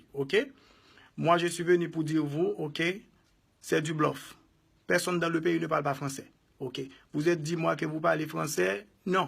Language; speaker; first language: French; non-native, local second language; Haitian Creole